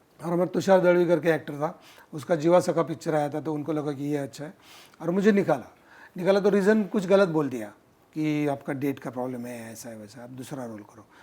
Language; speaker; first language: Hindi; non-native, local second language; Marathi